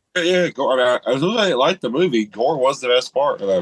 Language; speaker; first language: English; native; English